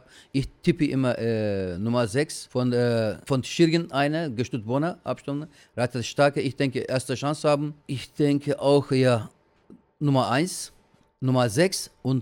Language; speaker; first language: German; non-native, learner; Turkish